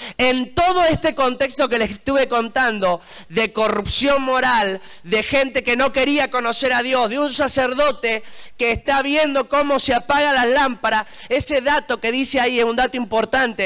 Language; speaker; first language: Spanish; native; Spanish